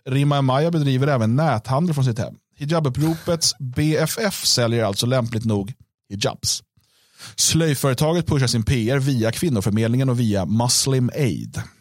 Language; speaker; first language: Swedish; native; Swedish